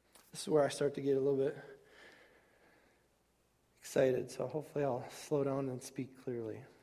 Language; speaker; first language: English; native; English